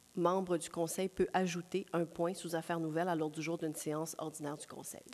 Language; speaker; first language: French; native; French